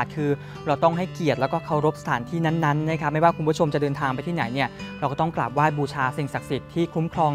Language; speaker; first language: Thai; native; Thai